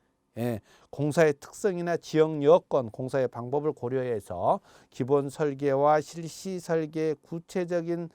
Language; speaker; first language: Korean; native; Korean